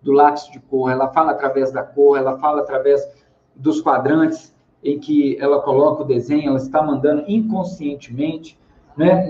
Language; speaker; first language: Portuguese; native; Portuguese